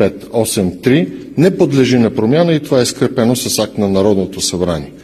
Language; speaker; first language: Bulgarian; native; Bulgarian